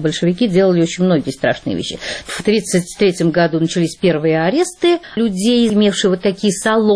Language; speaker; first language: Russian; native; Russian